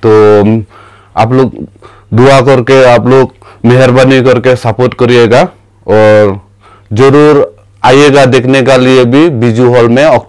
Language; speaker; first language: Hindi; non-native, local second language; Khasi